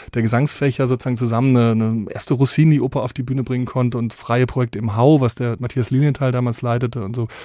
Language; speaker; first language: German; native; German